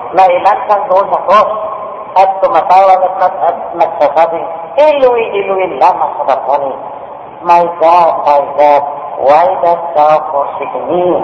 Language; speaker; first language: Filipino; non-native, local second language; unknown